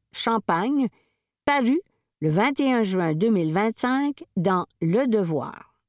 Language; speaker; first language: French; native; French